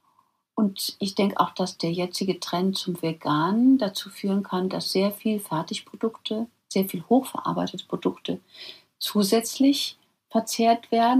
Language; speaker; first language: German; native; German